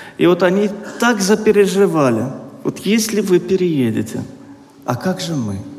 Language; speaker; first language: Russian; non-native, local second language; Azerbaijani